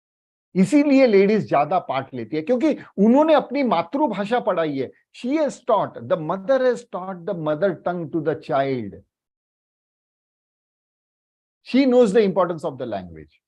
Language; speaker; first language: Hindi; native; Hindi